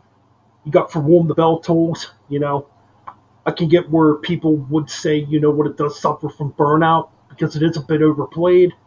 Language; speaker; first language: English; native; English